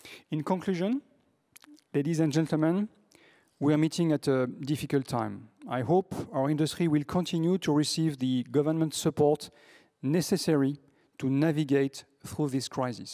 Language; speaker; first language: English; non-native, fluent; French